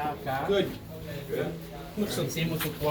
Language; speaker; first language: Spanish; early bilingual, heritage; Spanish